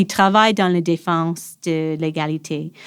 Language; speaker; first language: French; non-native, local second language; English